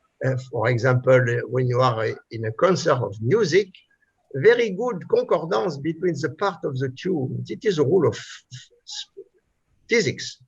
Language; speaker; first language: English; non-native, fluent; French